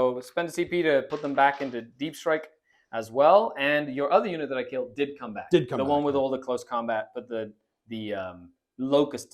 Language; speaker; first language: English; native; English